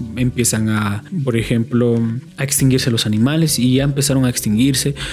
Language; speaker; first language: Spanish; native; Spanish